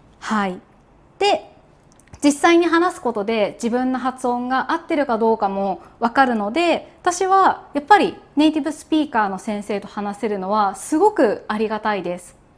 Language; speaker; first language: Japanese; native; Japanese